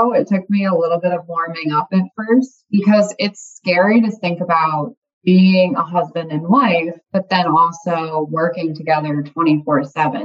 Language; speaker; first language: English; native; English